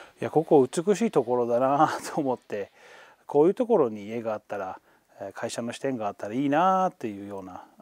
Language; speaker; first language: Japanese; non-native, fluent; English